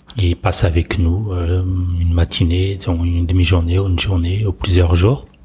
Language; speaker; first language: French; non-native, fluent; Portuguese